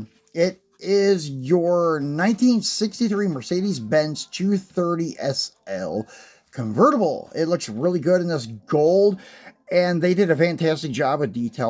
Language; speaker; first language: English; native; English